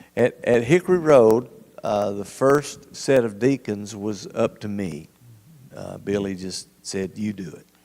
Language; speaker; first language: English; native; English